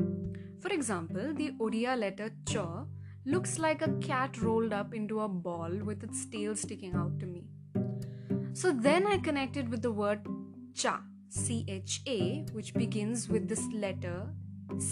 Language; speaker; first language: English; non-native, local second language; Odia